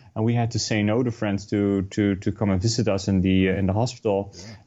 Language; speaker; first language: English; non-native, fluent; Dutch